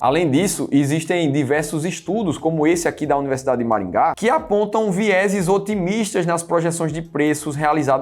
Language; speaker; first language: Portuguese; native; Portuguese